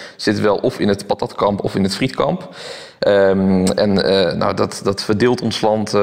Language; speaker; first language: Dutch; native; Dutch